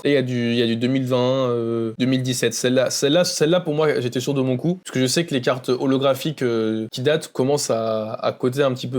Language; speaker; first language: French; native; French